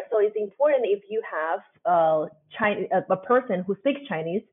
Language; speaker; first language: English; non-native, fluent; Chinese